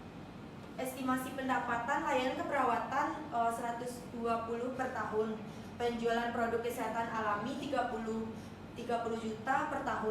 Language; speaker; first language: Indonesian; native; Indonesian